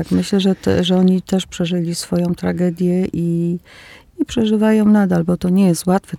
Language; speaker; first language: Polish; early bilingual, other home language; Greek